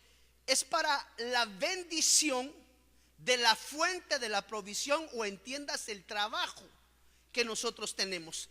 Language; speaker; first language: Spanish; native; Spanish